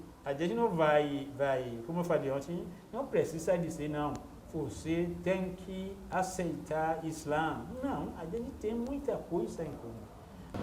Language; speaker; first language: Portuguese; non-native, fluent; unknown